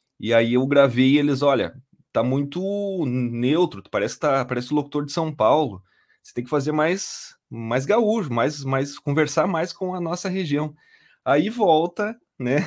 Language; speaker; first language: Portuguese; native; Portuguese